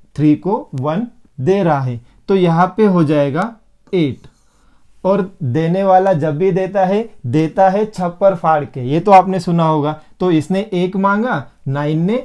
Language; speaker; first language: Hindi; non-native, local second language; Marathi